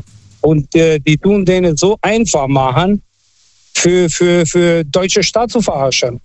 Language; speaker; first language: German; non-native, fluent; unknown